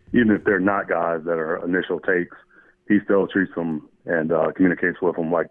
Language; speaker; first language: English; native; English